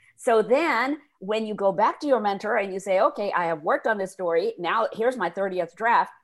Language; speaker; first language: English; early bilingual, other home language; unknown